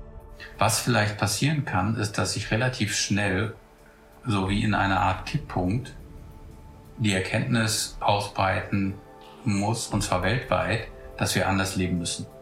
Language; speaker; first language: German; native; German